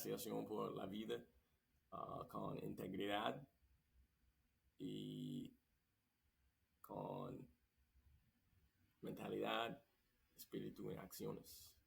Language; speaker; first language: Spanish; non-native, learner; English